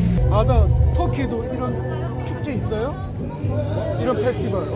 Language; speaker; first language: Korean; native; Korean